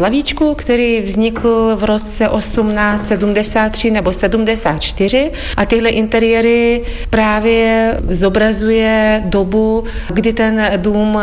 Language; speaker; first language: Czech; non-native, fluent; Lithuanian